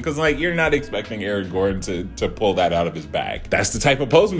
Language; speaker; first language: English; native; English